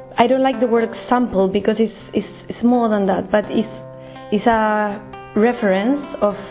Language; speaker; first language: English; non-native, fluent; Spanish